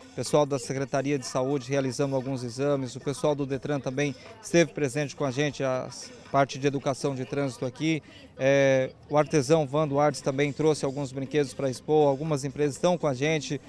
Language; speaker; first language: Portuguese; native; Portuguese